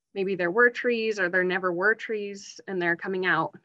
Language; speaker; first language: English; native; English